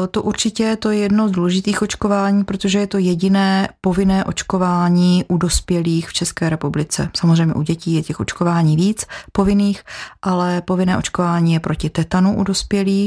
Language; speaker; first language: Czech; native; Czech